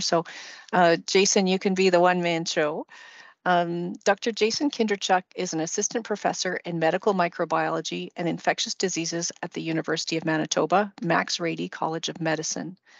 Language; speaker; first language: English; native; English